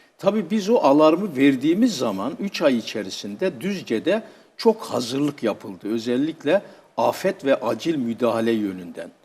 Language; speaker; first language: Turkish; native; Turkish